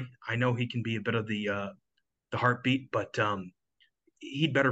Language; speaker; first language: English; native; English